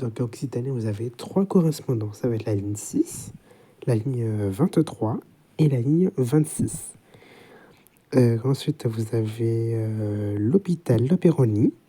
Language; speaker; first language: French; native; French